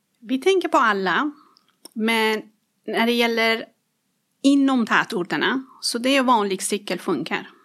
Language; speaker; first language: Swedish; non-native, fluent; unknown